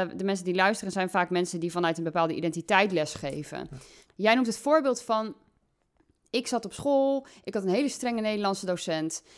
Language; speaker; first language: Dutch; native; Dutch